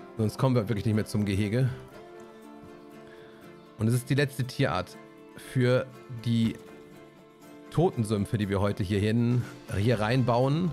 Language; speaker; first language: German; native; German